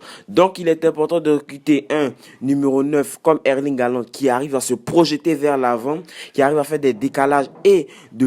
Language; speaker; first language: French; native; French